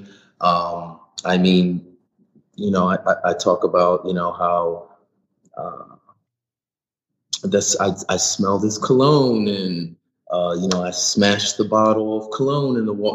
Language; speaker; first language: English; native; English